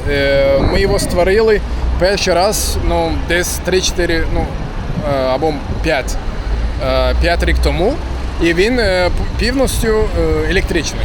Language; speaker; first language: Ukrainian; non-native, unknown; Turkish